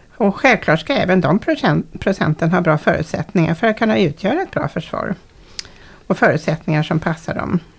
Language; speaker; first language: Swedish; native; Swedish